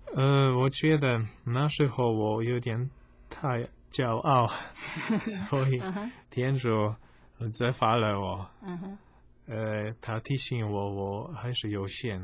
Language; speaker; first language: Chinese; non-native, fluent; Polish